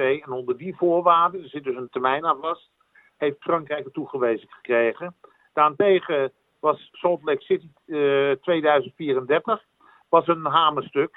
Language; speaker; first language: Dutch; native; Dutch